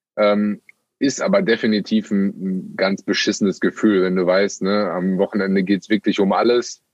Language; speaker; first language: German; native; German